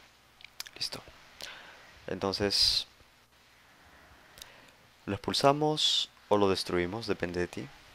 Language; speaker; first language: Spanish; native; Spanish